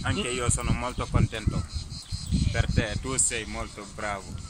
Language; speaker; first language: Italian; non-native, learner; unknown